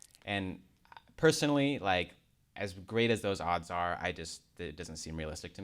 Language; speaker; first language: English; native; English